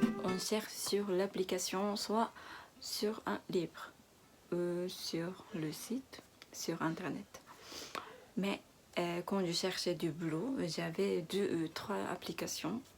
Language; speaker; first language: French; non-native, learner; Japanese